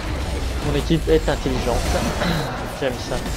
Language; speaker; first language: French; native; French